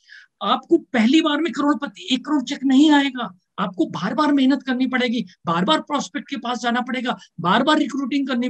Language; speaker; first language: Hindi; native; Hindi